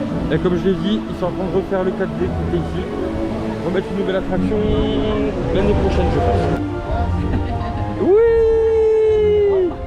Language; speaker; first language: French; native; French